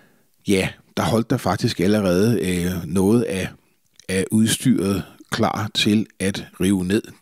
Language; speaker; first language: Danish; native; Danish